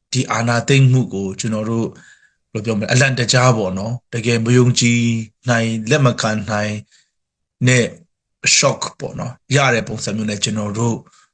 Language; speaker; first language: Burmese; non-native, local second language; Hakha Chin